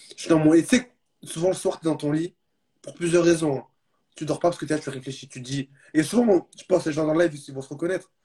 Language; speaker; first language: French; early bilingual, other home language; Arabic